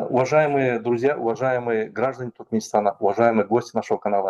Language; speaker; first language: Russian; non-native, local second language; Turkmen